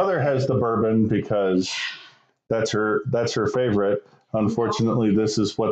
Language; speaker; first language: English; native; English